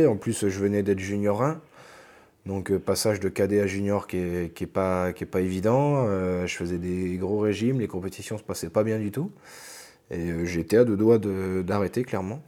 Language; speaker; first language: French; native; French